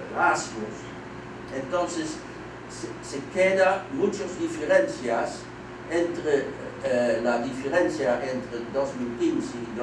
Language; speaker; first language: Spanish; non-native, fluent; Dutch